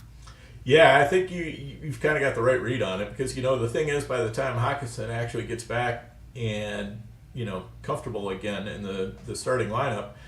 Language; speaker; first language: English; native; English